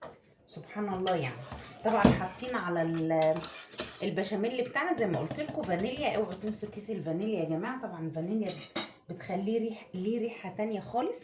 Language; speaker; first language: Arabic; native; Arabic